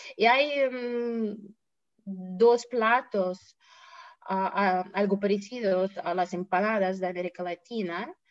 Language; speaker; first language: Spanish; non-native, fluent; Russian